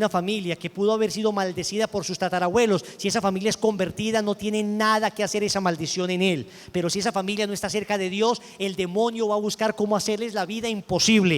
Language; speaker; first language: Spanish; native; Spanish